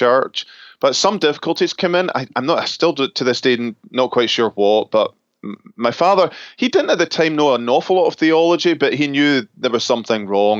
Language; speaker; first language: English; native; English